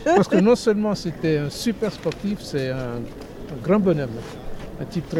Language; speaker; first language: French; native; French